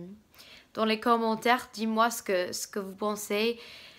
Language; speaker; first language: French; non-native, fluent; English